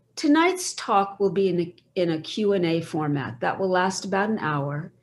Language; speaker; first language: English; native; English